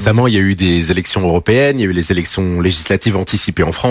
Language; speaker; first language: French; early bilingual, other home language; Portuguese